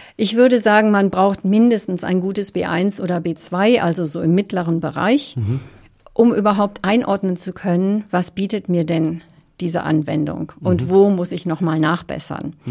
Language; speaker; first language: German; native; German